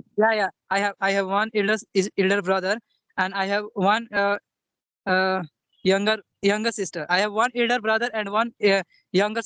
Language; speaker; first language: English; non-native, learner; Hindi